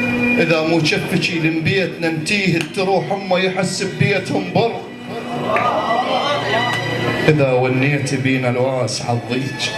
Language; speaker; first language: Arabic; native; Arabic